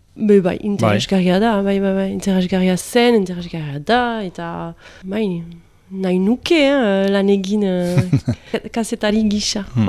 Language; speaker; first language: Basque; non-native, local second language; French